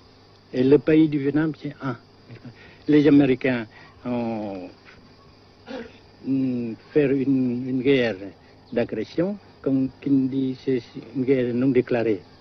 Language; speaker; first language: French; non-native, fluent; Vietnamese